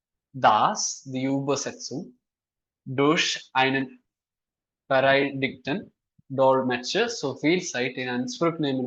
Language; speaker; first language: German; non-native, fluent; Malayalam